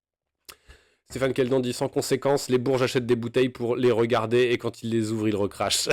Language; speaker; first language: French; native; French